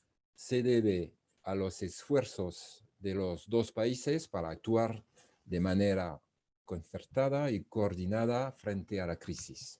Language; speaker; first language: Spanish; non-native, fluent; French